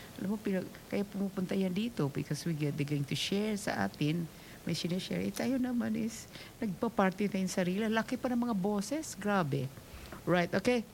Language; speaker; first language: Filipino; native; Filipino